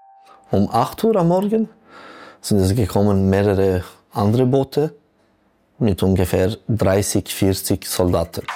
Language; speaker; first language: German; non-native, local second language; French